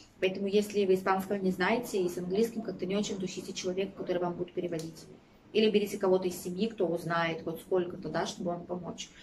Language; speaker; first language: Russian; native; Russian